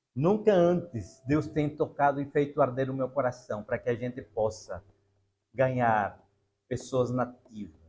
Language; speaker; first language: Portuguese; non-native, fluent; Spanish